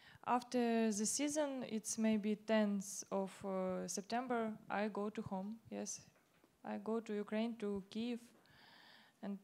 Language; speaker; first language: English; non-native, learner; Ukrainian